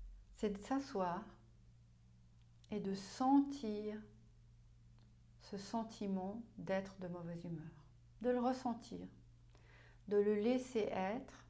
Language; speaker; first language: French; non-native, fluent; German